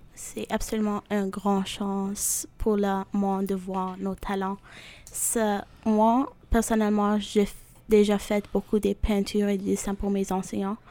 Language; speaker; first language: French; non-native, fluent; Arabic